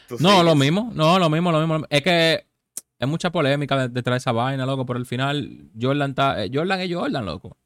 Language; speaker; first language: Spanish; native; Spanish